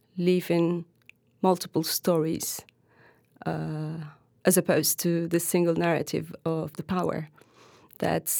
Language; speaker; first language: English; non-native, fluent; Turkish